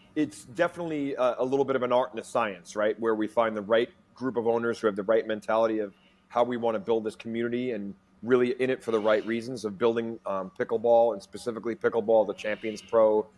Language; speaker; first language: English; native; English